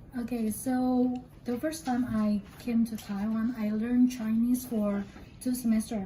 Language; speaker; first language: English; non-native, learner; Indonesian